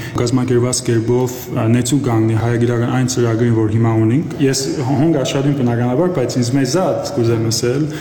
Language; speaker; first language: Armenian; early bilingual, heritage; Armenian